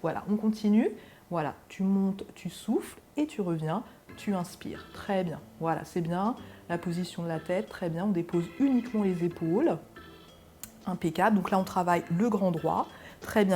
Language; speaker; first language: French; native; French